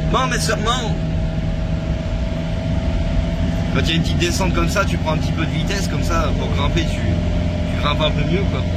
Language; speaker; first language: French; native; French